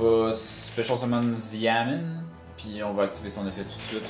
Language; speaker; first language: French; native; French